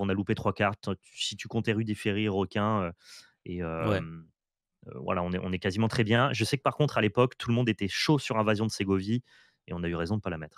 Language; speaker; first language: French; native; French